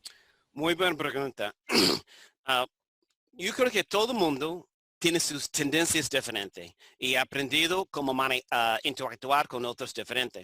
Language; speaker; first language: Spanish; non-native, fluent; English